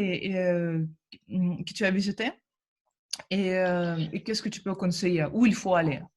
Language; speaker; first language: French; non-native, fluent; Russian